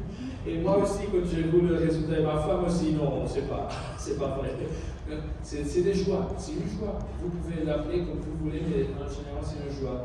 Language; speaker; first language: French; non-native, fluent; Italian